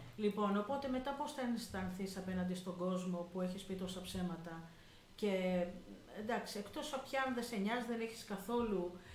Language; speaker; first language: Greek; native; Greek